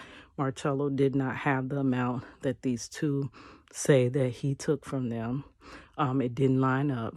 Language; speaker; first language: English; native; English